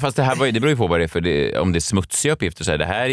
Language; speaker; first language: Swedish; native; Swedish